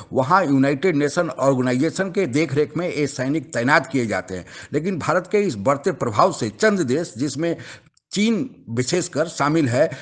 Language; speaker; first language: Hindi; native; Hindi